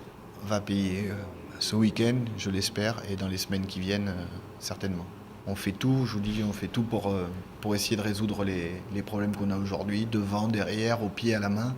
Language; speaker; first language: French; native; French